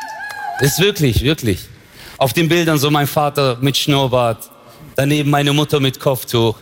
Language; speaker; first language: German; early bilingual, other home language; Turkish